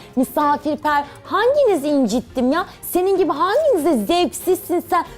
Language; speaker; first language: Turkish; native; Turkish